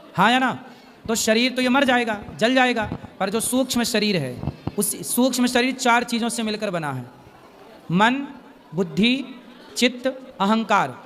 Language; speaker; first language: Hindi; native; Hindi